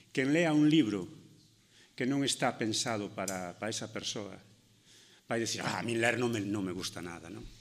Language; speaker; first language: Galician; non-native, local second language; Spanish